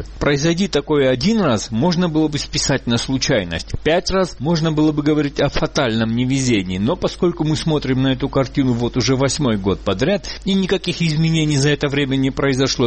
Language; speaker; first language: Russian; native; Russian